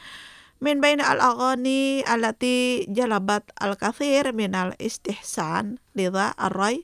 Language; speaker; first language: Arabic; non-native, fluent; Indonesian